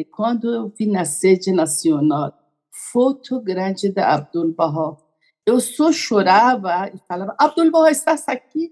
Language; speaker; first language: Portuguese; non-native, learner; Persian